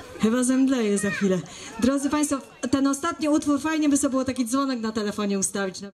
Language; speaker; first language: Polish; native; Polish